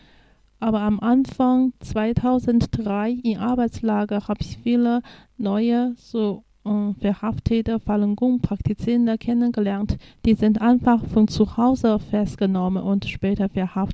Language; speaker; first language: German; non-native, fluent; Chinese